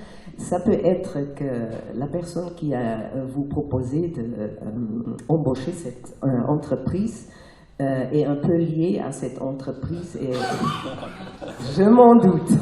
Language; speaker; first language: French; non-native, fluent; German